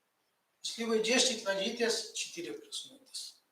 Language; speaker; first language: Russian; non-native, fluent; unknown